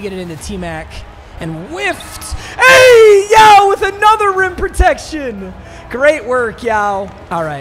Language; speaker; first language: English; native; English